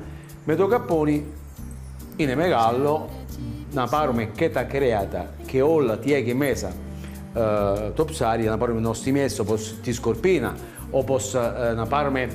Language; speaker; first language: Greek; non-native, learner; Italian